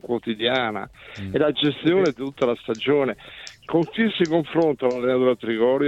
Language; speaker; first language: Italian; native; Italian